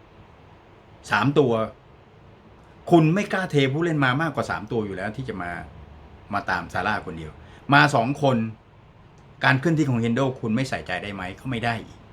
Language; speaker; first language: Thai; native; Thai